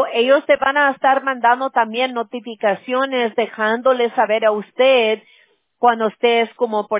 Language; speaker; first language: Spanish; early bilingual, heritage; Spanish